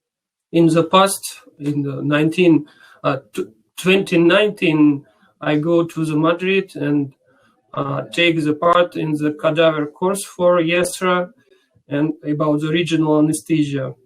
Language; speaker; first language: English; non-native, learner; Russian